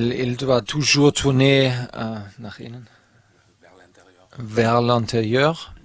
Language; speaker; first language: French; non-native, learner; German